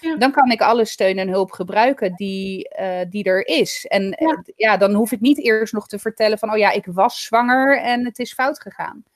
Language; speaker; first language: Dutch; early bilingual, other home language; Italian